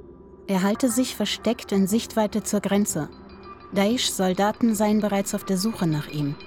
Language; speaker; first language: German; native; German